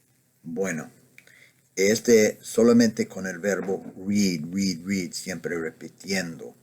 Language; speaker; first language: Spanish; non-native, fluent; English